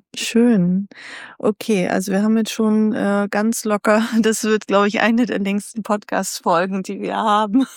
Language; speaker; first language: German; native; German